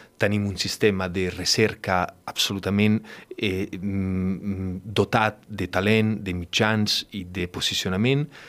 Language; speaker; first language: Catalan; non-native, fluent; Italian